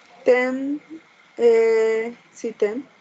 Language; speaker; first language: Portuguese; non-native, learner; Spanish